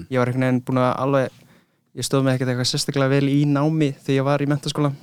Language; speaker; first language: Icelandic; early bilingual, other home language; English